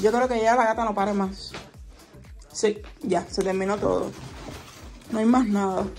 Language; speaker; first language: Spanish; native; Spanish